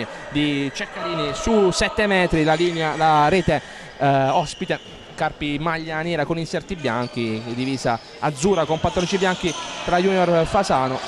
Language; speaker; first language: Italian; native; Italian